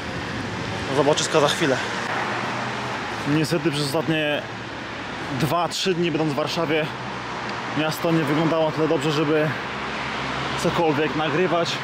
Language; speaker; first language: Polish; native; Polish